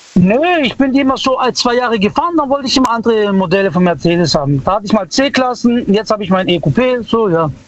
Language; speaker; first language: German; early bilingual, other home language; Italian